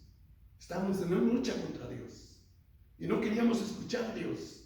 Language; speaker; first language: Spanish; native; Spanish